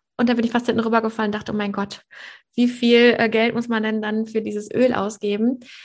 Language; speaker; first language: German; native; German